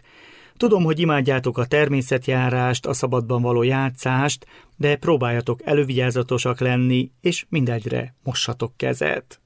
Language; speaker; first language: Hungarian; native; Hungarian